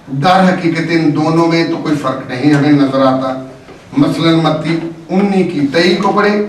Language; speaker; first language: Urdu; non-native, local second language; Punjabi